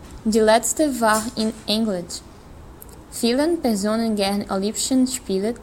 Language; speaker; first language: German; non-native, learner; Portuguese